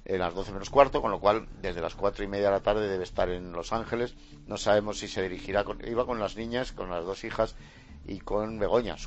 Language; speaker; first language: Spanish; native; Spanish